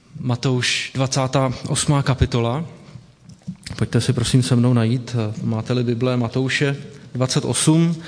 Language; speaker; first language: Czech; native; Czech